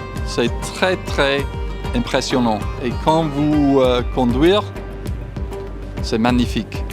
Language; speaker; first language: French; non-native, fluent; English